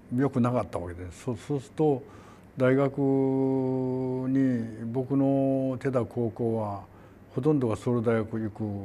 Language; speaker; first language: Japanese; non-native, fluent; Korean